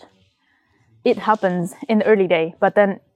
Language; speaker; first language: English; non-native, learner; Vietnamese